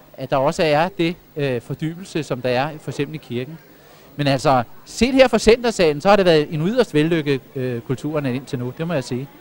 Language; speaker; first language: Danish; native; Danish